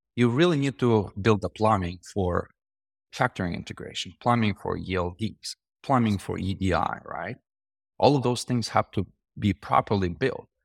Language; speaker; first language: English; non-native, fluent; Romanian